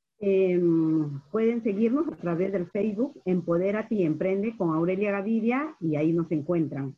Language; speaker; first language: Spanish; native; Spanish